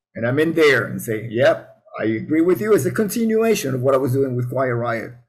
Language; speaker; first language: English; early bilingual, other home language; Spanish